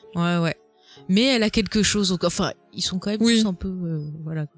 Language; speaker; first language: French; native; French